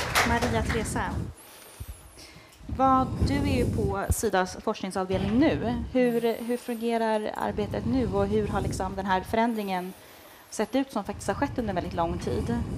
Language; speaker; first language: Swedish; native; Swedish